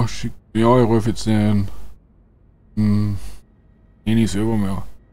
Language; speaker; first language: German; native; German